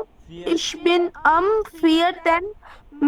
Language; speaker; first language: German; non-native, learner; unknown